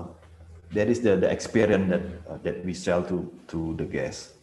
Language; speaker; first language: English; non-native, fluent; Indonesian